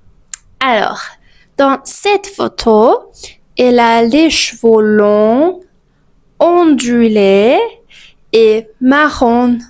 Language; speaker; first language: French; non-native, fluent; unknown